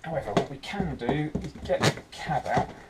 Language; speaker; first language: English; native; English